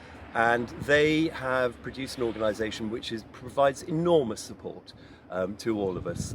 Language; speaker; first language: English; native; English